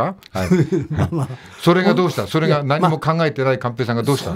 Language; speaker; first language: Japanese; native; Japanese